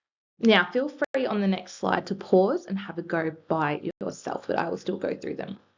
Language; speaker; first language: English; native; English